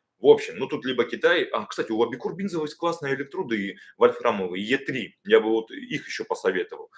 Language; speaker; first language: Russian; native; Russian